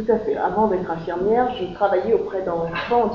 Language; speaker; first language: French; native; French